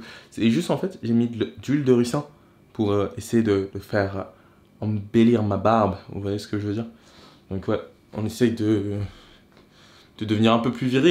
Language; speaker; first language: French; native; French